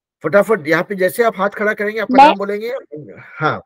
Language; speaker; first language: Hindi; native; Hindi